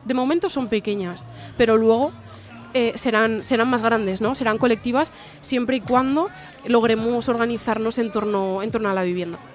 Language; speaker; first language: Spanish; native; Spanish